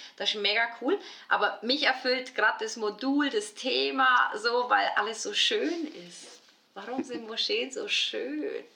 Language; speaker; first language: German; native; German